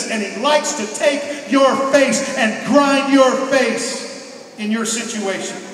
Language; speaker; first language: English; native; English